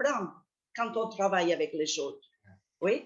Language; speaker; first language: French; non-native, fluent; Catalan